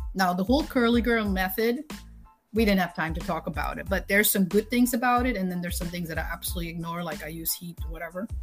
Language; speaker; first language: English; non-native, fluent; Dutch